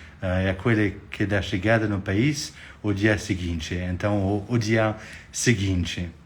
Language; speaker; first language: Portuguese; non-native, fluent; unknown